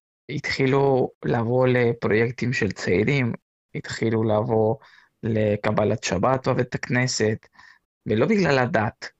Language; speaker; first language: Hebrew; non-native, fluent; Spanish